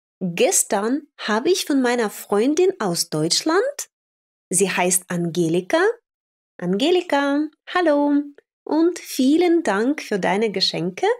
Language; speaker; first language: German; non-native, fluent; Russian